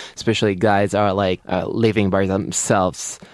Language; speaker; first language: English; non-native, fluent; French